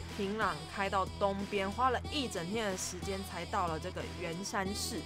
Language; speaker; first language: Chinese; native; Chinese